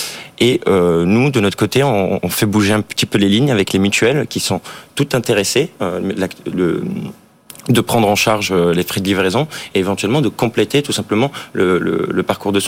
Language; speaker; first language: French; native; French